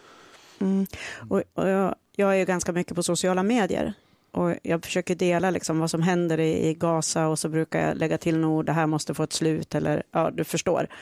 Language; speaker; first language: Swedish; native; Swedish